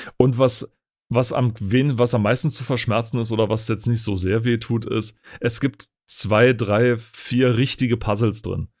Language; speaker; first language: German; native; German